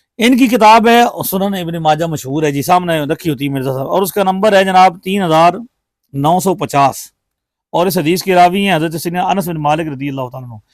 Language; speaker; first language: Urdu; non-native, local second language; Punjabi